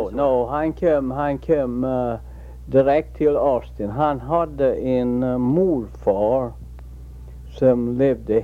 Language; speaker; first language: Swedish; early bilingual, heritage; Swedish